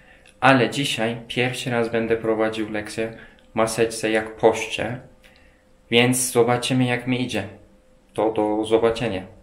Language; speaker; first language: Polish; non-native, fluent; Turkish